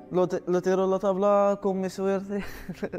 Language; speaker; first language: Spanish; non-native, learner; Arabic